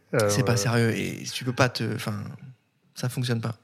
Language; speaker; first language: French; native; French